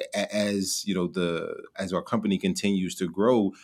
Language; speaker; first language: English; native; English